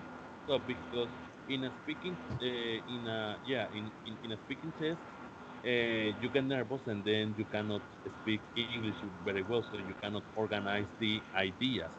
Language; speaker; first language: English; non-native, learner; Spanish